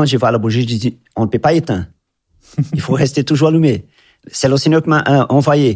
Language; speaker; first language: French; non-native, fluent; Italian